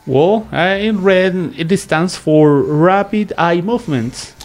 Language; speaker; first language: English; non-native, fluent; Spanish